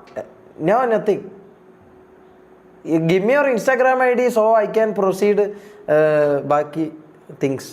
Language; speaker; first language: English; non-native, learner; Malayalam